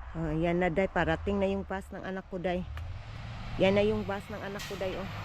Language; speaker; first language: Filipino; non-native, local second language; Cebuano